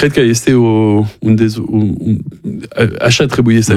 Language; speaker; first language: Romanian; non-native, fluent; French